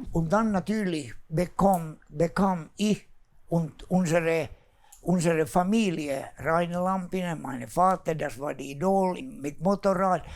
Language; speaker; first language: German; non-native, fluent; Finnish